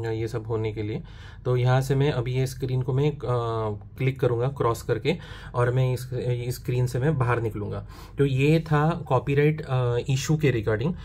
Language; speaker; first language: Hindi; non-native, local second language; Marathi